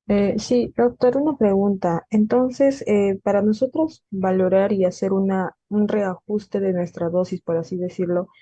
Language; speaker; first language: Spanish; native; Spanish